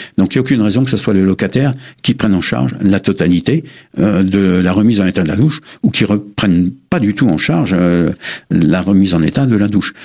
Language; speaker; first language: French; native; French